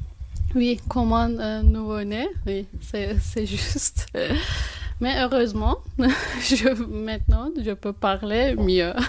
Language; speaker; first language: French; non-native, learner; Turkish